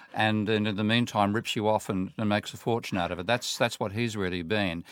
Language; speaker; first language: English; native; English